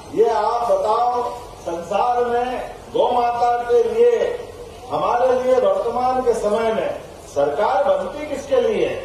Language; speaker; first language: Hindi; native; Hindi